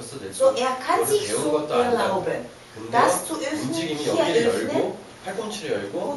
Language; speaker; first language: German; non-native, fluent; Korean